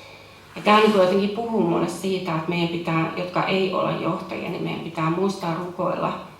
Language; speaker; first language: Finnish; native; Finnish